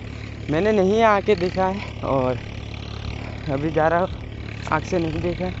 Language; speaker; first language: Hindi; non-native, local second language; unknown